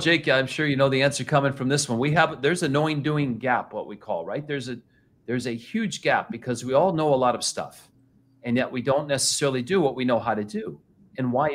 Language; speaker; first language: English; native; English